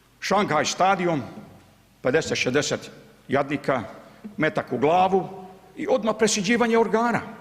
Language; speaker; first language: Bosnian; early bilingual, heritage; Croatian